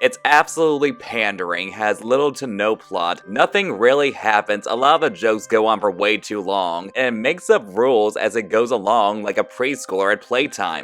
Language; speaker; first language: English; native; English